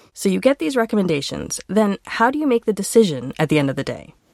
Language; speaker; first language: English; native; English